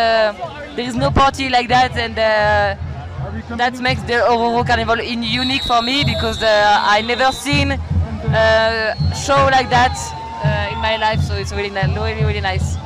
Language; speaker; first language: English; non-native, learner; French